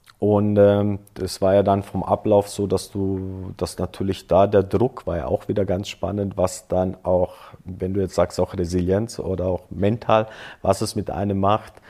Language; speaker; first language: German; early bilingual, other home language; Croatian